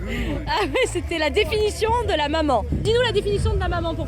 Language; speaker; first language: French; native; French